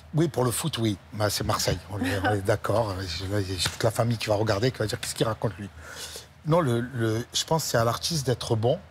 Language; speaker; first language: French; native; French